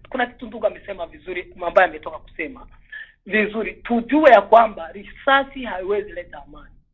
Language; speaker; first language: Swahili; non-native, local second language; Kinyarwanda